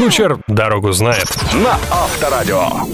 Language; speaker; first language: Russian; native; Russian